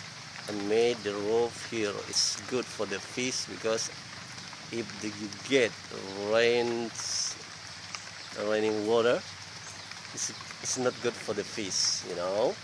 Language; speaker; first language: English; non-native, learner; Indonesian